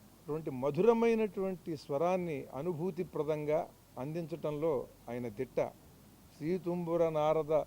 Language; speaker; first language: Telugu; native; Telugu